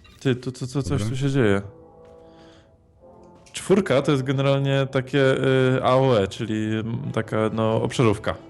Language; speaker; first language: Polish; native; Polish